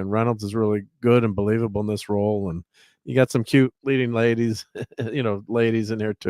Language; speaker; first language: English; native; English